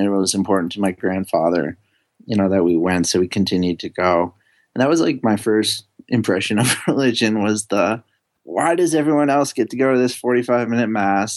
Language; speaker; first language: English; native; English